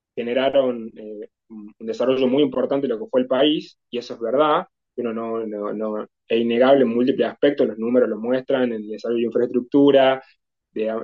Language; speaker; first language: Spanish; native; Spanish